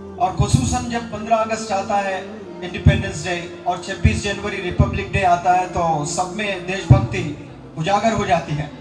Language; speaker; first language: Hindi; native; Hindi